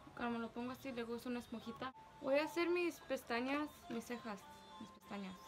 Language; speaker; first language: Spanish; early bilingual, heritage; Spanish